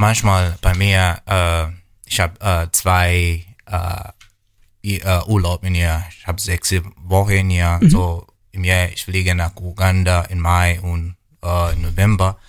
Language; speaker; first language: German; non-native, learner; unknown